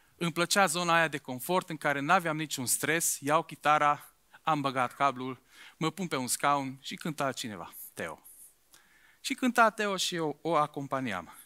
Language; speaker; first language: Romanian; non-native, local second language; Hungarian